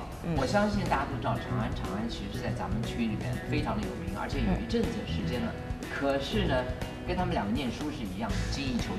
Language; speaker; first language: Chinese; native; Chinese